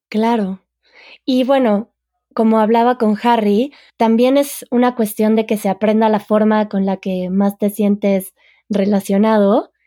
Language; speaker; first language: Spanish; native; Spanish